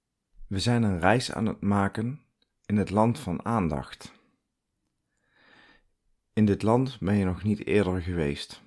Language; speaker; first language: Dutch; native; Dutch